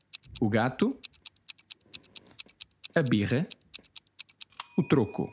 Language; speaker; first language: Portuguese; early bilingual, heritage; Portuguese